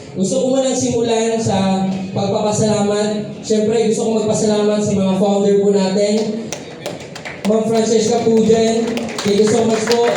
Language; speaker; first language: Filipino; non-native, local second language; Cebuano